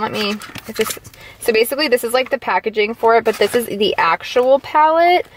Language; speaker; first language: English; native; English